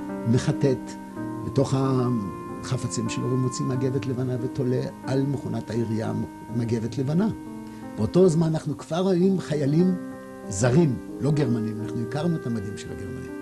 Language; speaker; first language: Hebrew; non-native, fluent; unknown